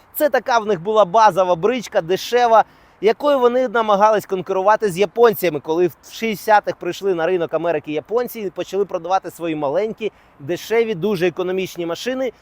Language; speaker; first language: Ukrainian; non-native, local second language; Russian